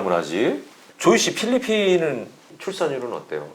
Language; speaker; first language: Korean; native; Korean